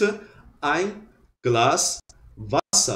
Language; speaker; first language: German; non-native, fluent; Portuguese